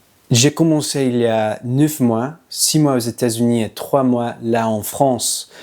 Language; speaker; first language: French; non-native, learner; English